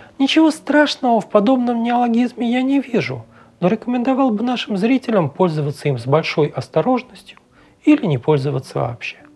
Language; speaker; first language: Russian; native; Russian